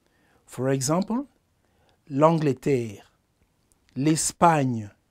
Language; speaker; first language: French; non-native, fluent; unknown